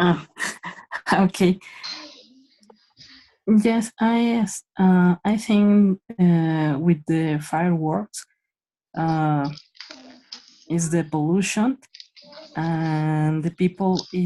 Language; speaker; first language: English; non-native, learner; Spanish